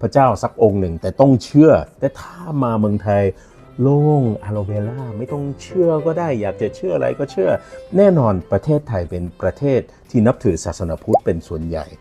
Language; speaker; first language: Thai; non-native, fluent; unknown